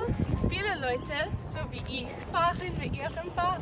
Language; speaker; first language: German; non-native, fluent; English